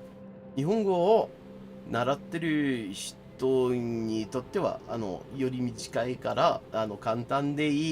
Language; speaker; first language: Japanese; non-native, fluent; English